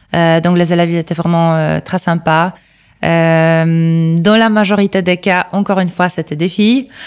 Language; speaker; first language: French; non-native, fluent; Polish